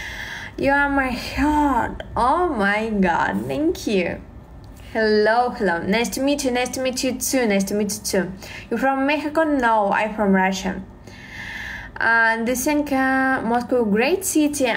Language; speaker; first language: English; non-native, learner; Russian